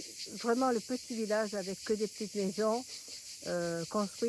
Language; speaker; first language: French; native; French